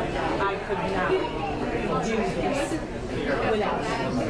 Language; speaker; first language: English; native; English